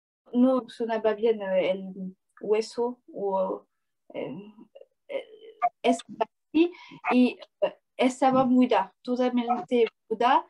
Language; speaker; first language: Spanish; non-native, learner; French